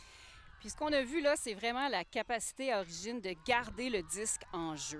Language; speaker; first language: French; native; French